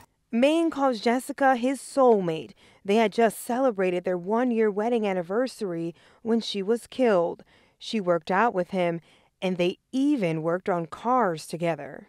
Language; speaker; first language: English; native; English